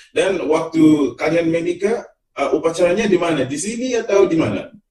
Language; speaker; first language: Indonesian; non-native, fluent; Bosnian